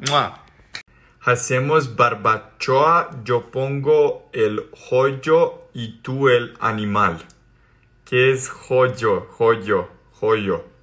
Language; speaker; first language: Spanish; non-native, learner; Serbian